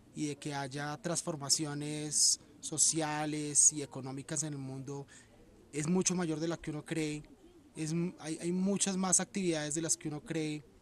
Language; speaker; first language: Spanish; native; Spanish